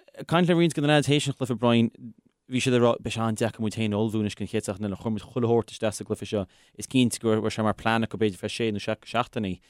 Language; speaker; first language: Irish; non-native, local second language; English